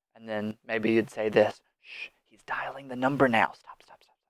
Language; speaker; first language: English; native; English